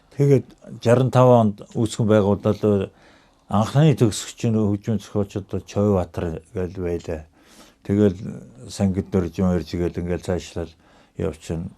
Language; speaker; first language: Mongolian; native; Mongolian